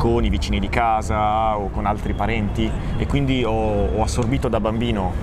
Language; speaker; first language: Italian; native; Italian